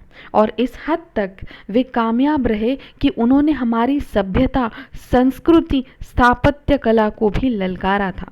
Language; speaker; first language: Hindi; non-native, local second language; Marathi